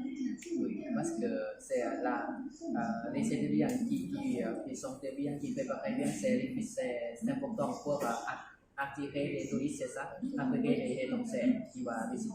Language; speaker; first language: French; non-native, learner; Lao